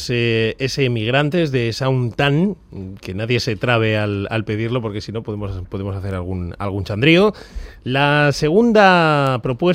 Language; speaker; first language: Spanish; native; Spanish